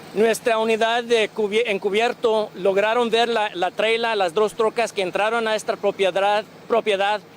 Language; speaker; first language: Spanish; early bilingual, other home language; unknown